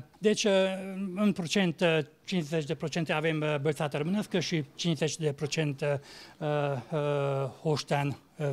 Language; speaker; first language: Romanian; non-native, local second language; Hungarian